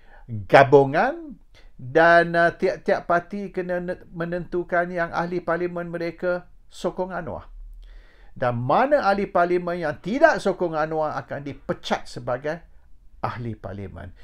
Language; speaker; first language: Malay; native; Malay